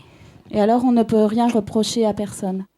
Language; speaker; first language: French; native; French